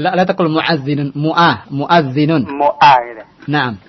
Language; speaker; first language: Arabic; non-native, fluent; Indonesian